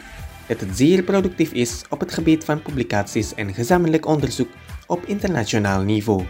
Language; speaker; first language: Dutch; non-native, fluent; Indonesian